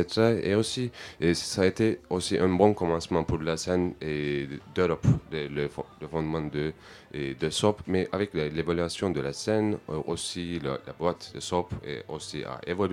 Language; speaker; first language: French; non-native, learner; Turkish